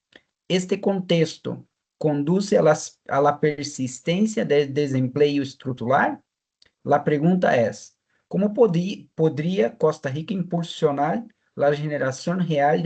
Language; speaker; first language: Spanish; non-native, fluent; Portuguese